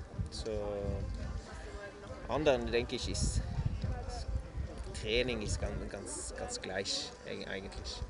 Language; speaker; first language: German; non-native, learner; Norwegian